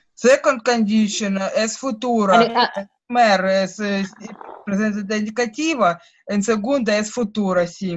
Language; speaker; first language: Spanish; non-native, learner; Russian